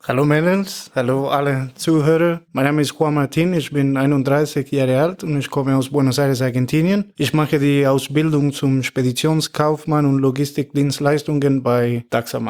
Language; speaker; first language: German; non-native, fluent; Spanish